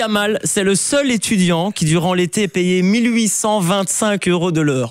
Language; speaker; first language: French; native; French